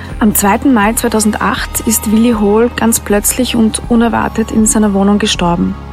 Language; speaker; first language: German; native; German